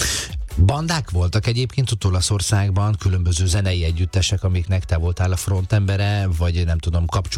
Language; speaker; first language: Hungarian; native; Hungarian